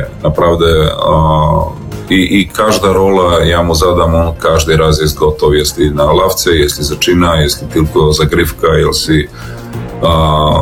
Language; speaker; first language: Polish; non-native, learner; Serbian